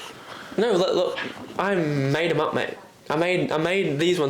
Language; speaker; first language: English; native; English